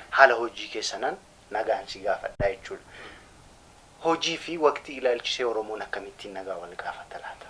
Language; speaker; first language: Oromo; native; Oromo